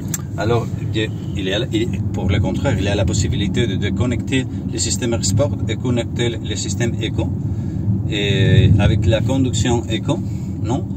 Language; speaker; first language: French; non-native, learner; Spanish